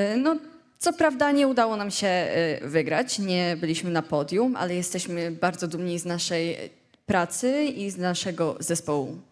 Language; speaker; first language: Polish; native; Polish